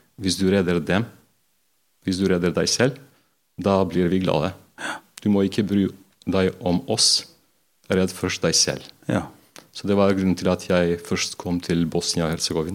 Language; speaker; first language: Norwegian; non-native, fluent; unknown